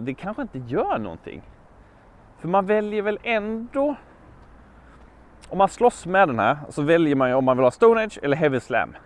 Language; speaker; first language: Swedish; native; Swedish